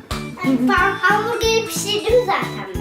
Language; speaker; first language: Turkish; early bilingual, heritage; Turkish